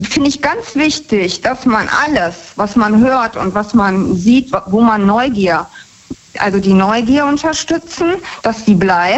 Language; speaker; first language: German; native; German